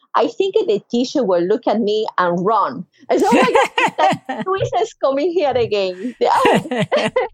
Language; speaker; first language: English; non-native, learner; Spanish